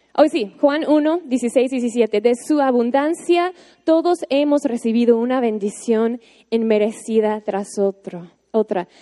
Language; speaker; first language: Spanish; non-native, fluent; English